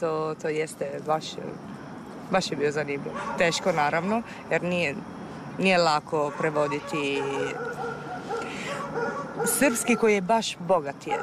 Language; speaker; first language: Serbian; non-native, fluent; Italian